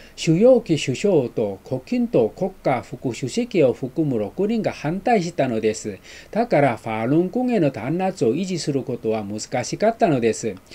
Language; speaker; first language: Japanese; non-native, fluent; Chinese